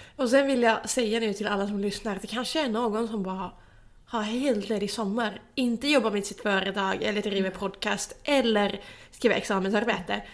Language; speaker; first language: Swedish; non-native, local second language; Finnish